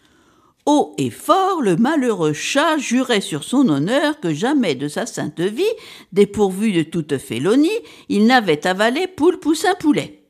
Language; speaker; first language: French; native; French